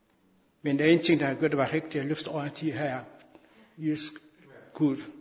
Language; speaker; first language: Danish; non-native, fluent; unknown